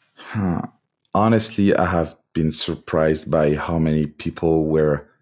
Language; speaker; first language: English; non-native, fluent; French